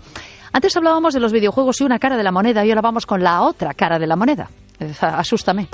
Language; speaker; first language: Spanish; native; Spanish